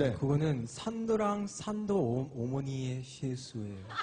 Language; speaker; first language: Korean; non-native, learner; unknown